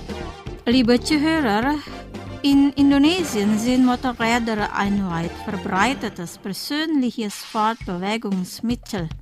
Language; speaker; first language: German; non-native, fluent; Indonesian